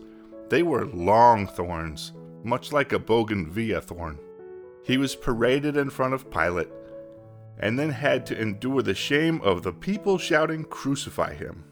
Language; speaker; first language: English; native; English